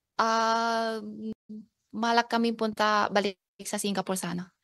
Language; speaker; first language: Filipino; non-native, learner; Chinese